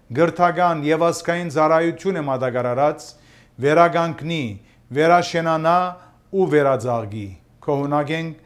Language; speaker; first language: Armenian; early bilingual, heritage; Armenian